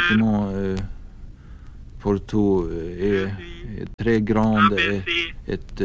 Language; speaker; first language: French; non-native, learner; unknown